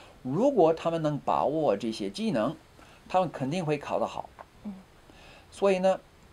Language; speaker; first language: Chinese; non-native, fluent; English